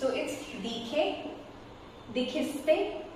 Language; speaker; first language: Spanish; non-native, fluent; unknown